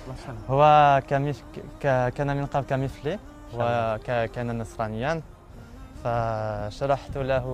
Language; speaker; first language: Arabic; non-native, learner; French